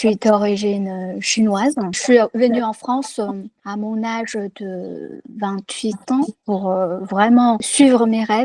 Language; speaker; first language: French; non-native, fluent; Chinese